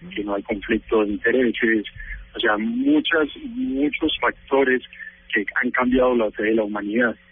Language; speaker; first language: Spanish; native; Spanish